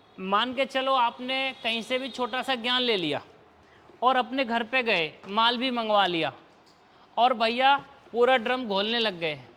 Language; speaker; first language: Hindi; native; Hindi